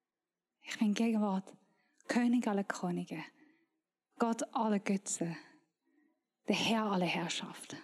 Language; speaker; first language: German; non-native, learner; Persian